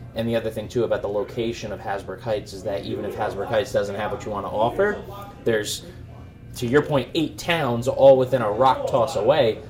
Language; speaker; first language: English; native; English